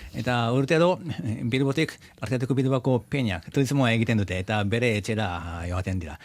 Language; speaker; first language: Basque; non-native, fluent; Japanese